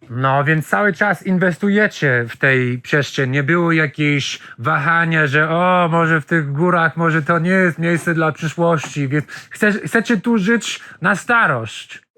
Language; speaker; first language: Polish; non-native, learner; English